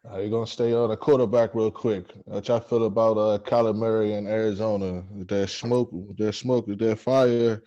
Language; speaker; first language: English; native; English